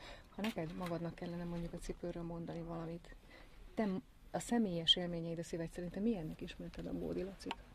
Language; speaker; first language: Hungarian; native; Hungarian